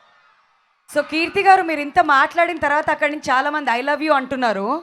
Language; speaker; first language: Telugu; native; Telugu